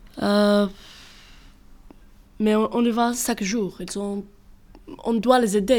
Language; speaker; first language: French; non-native, learner; Greek